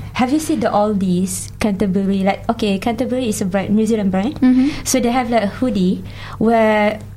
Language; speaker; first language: English; non-native, local second language; Malay